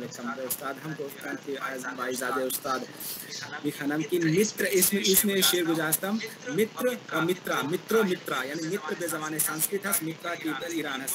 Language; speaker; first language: Persian; non-native, learner; Hindi